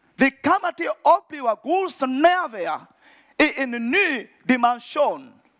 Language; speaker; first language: Danish; non-native, fluent; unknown